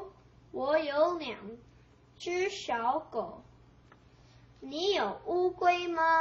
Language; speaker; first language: Chinese; non-native, learner; English